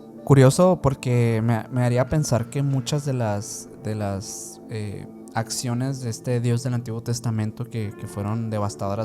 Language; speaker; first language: Spanish; native; Spanish